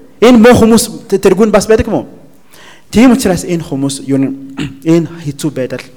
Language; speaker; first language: Mongolian; non-native, learner; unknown